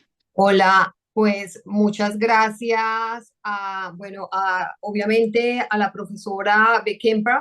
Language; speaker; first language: Spanish; native; Spanish